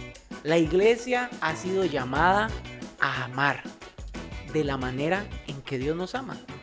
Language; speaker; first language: Spanish; native; Spanish